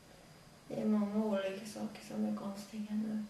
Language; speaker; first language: Swedish; early bilingual, other home language; Latvian